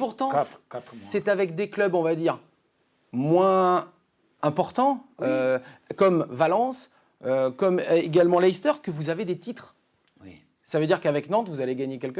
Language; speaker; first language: French; native; French